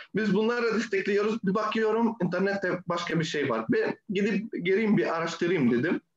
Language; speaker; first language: Turkish; non-native, fluent; Arabic